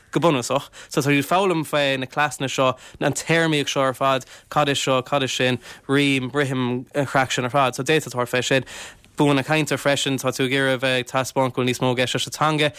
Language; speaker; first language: Irish; non-native, local second language; English